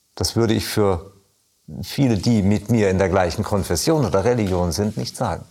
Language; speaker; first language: German; native; German